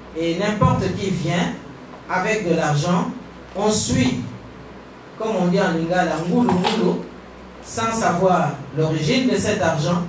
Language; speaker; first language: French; non-native, local second language; Kongo